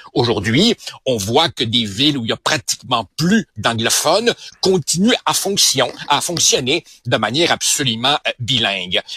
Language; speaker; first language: French; early bilingual, other home language; Spanish